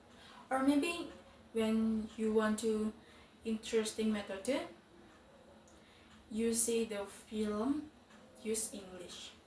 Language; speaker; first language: English; non-native, fluent; Indonesian